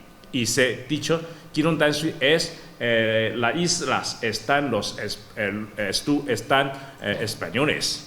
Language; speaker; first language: Spanish; non-native, learner; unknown